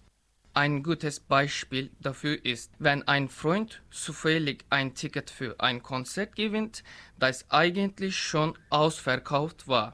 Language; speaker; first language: German; non-native, learner; Turkish